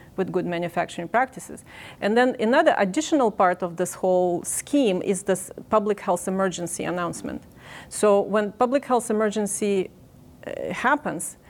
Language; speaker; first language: English; non-native, fluent; Ukrainian